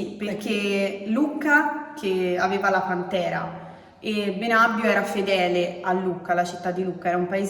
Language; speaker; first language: Italian; native; Italian